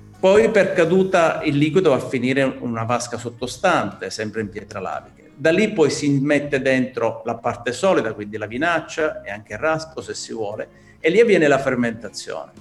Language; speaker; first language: Italian; native; Italian